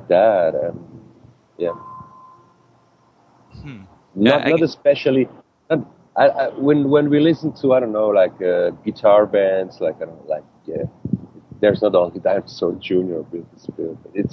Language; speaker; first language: English; non-native, fluent; Swiss German